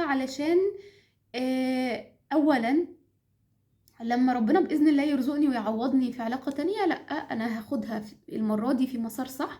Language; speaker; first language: Arabic; native; Arabic